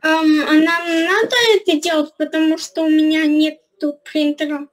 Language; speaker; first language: Russian; early bilingual, heritage; Russian